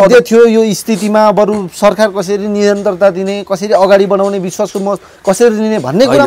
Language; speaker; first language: Nepali; native; Nepali